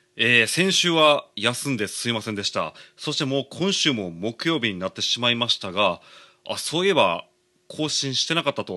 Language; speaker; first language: Japanese; native; Japanese